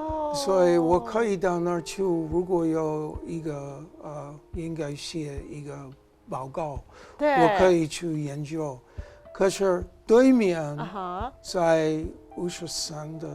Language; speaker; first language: Chinese; non-native, learner; English